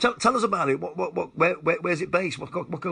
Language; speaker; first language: English; native; English